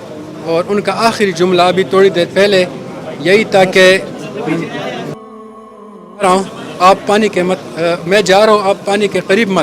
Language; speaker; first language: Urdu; non-native, local second language; Pashto